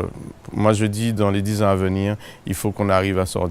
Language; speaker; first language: French; native; French